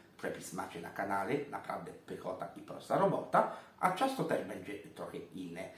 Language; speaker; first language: Polish; non-native, fluent; Italian